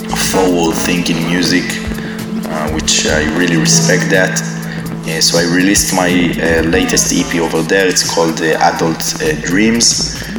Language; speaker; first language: English; non-native, fluent; Hebrew